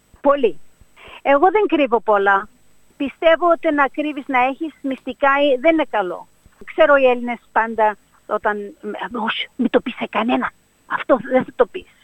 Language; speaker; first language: Greek; early bilingual, heritage; Greek